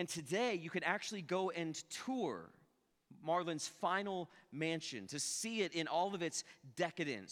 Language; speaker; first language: English; native; English